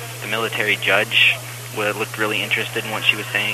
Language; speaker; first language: English; native; English